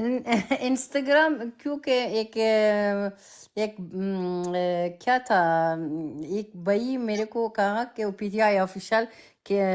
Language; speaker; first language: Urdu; non-native, learner; Persian